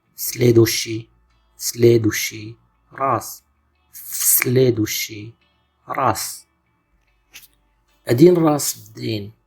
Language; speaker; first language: Russian; non-native, fluent; Arabic